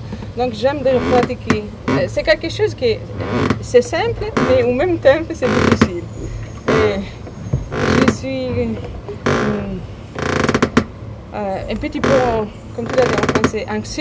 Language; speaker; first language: French; non-native, learner; Italian